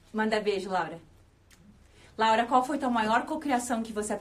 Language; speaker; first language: Portuguese; native; Portuguese